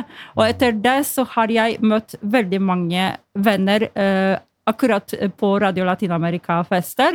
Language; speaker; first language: Norwegian; non-native, fluent; Polish